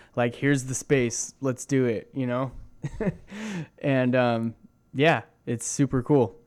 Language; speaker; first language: English; native; English